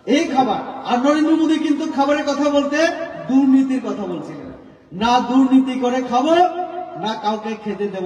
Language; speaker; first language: Bangla; non-native, local second language; Kok Borok